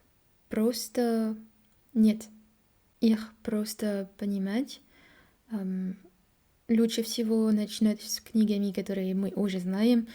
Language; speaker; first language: Russian; non-native, learner; French